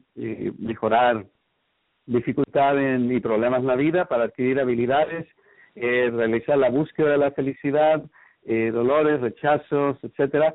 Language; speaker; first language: Spanish; native; Spanish